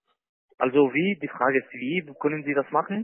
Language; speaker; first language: German; non-native, learner; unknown